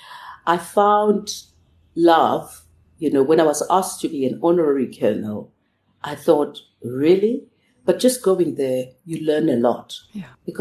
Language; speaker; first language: English; non-native, local second language; Zulu